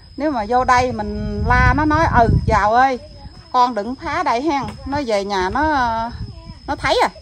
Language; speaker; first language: Vietnamese; non-native, local second language; Khmer